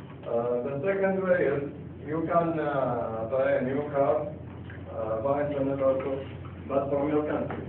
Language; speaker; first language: English; non-native, learner; Arabic